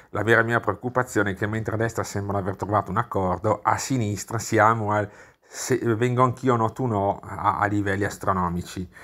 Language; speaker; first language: Italian; native; Italian